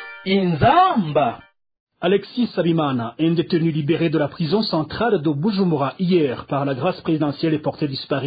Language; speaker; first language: French; non-native, local second language; Rundi